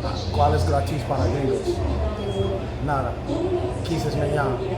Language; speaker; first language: Spanish; non-native, learner; English